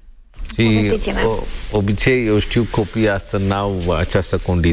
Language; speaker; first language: Romanian; non-native, learner; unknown